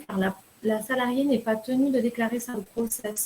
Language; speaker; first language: French; native; French